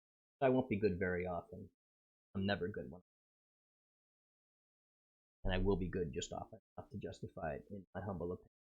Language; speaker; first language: English; native; English